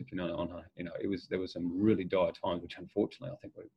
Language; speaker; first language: English; native; English